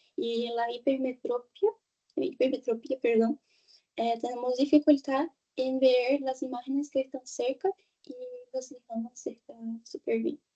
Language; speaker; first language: Spanish; non-native, fluent; Portuguese